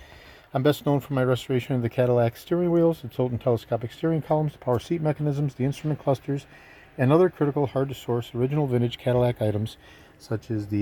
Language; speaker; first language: English; native; English